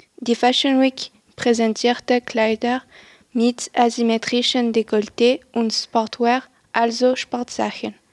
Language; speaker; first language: German; non-native, local second language; French